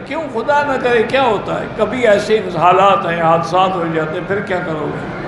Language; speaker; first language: Urdu; early bilingual, heritage; Urdu